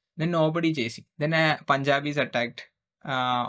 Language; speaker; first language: English; non-native, local second language; Malayalam